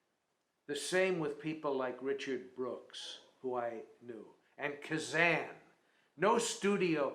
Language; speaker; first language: English; native; English